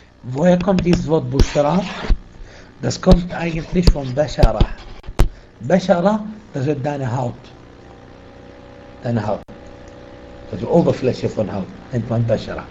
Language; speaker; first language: German; non-native, fluent; Arabic